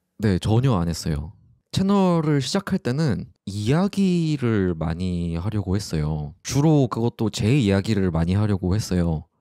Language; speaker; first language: Korean; native; Korean